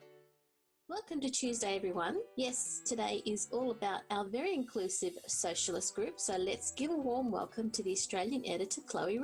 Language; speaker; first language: English; native; English